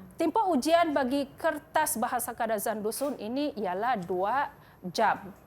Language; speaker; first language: Malay; non-native, local second language; Central Dusun